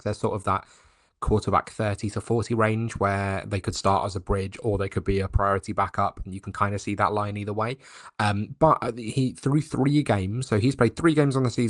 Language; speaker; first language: English; native; English